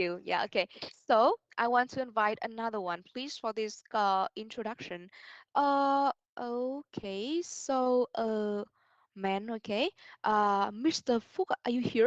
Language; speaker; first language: English; non-native, fluent; Vietnamese